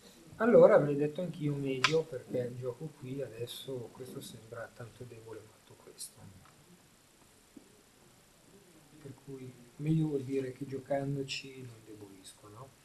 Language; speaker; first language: Italian; native; Italian